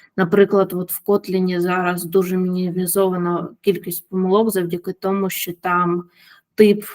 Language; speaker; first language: Ukrainian; native; Ukrainian